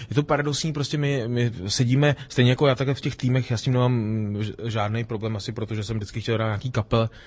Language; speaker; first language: Czech; native; Czech